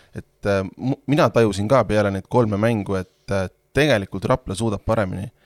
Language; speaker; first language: Estonian; native; Estonian